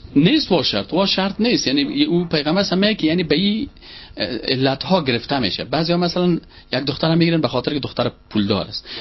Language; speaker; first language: Persian; native; Persian